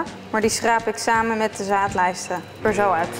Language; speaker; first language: Dutch; non-native, fluent; Italian